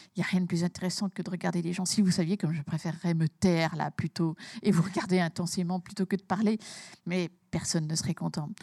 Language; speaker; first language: French; early bilingual, heritage; French